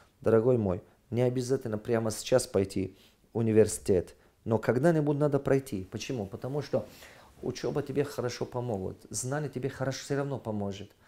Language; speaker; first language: Russian; non-native, local second language; Tajik